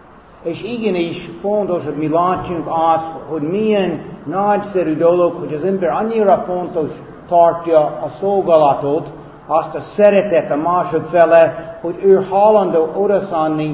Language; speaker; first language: Hungarian; non-native, fluent; English